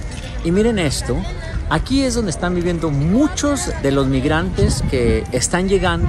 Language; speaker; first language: Spanish; native; Spanish